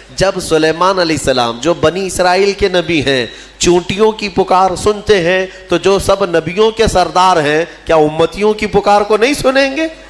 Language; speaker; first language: Urdu; native; Urdu